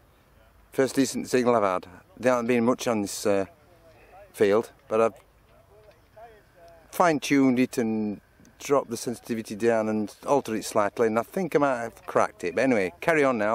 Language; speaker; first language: English; native; English